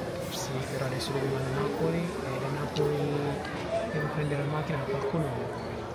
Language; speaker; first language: Italian; non-native, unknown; Indonesian